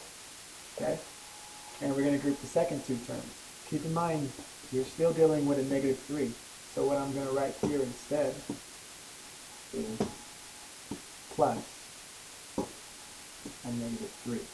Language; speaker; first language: English; native; English